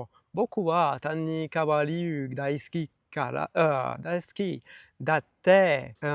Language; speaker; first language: Japanese; non-native, learner; French